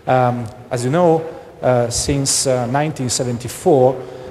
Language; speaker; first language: English; non-native, fluent; Italian